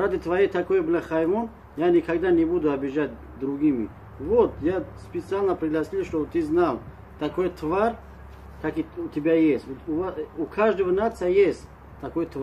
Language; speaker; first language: Russian; non-native, learner; Tajik